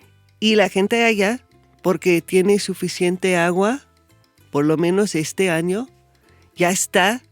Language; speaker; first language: Spanish; non-native, fluent; English